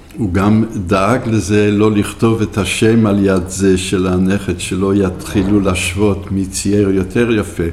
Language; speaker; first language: Hebrew; early bilingual, other home language; French